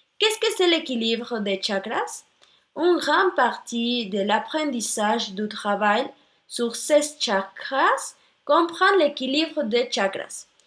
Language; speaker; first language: French; non-native, learner; Spanish